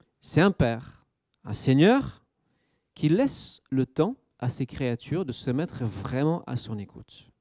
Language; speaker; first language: French; native; French